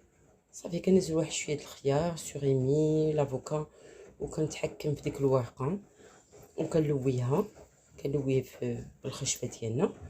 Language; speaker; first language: Arabic; native; Arabic